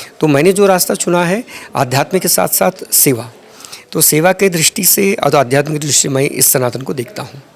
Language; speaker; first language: Hindi; non-native, local second language; Telugu